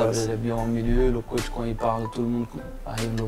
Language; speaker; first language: French; non-native, fluent; Portuguese